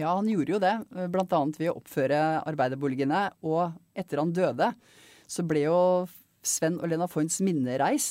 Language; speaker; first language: Norwegian; native; Norwegian